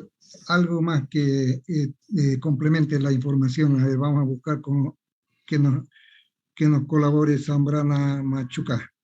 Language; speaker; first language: Spanish; native; Spanish